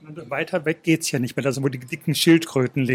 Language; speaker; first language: German; native; German